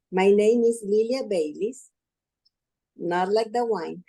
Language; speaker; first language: English; non-native, learner; Spanish